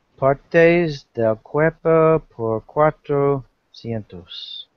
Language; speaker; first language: Spanish; non-native, learner; English